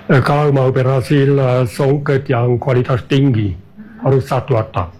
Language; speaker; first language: Indonesian; non-native, fluent; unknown